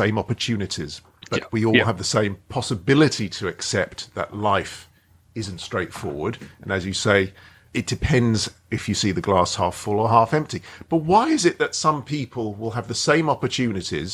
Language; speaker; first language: English; native; English